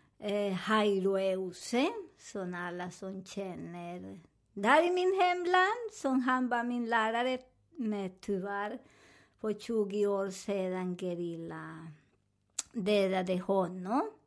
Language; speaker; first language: Swedish; non-native, learner; Spanish